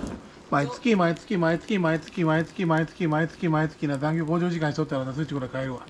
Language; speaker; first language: Japanese; native; Japanese